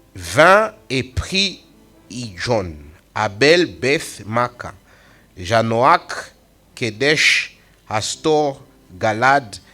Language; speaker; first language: French; non-native, local second language; Swahili